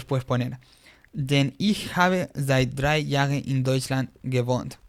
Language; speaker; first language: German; non-native, fluent; Spanish